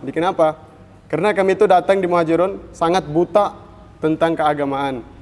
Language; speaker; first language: Indonesian; non-native, fluent; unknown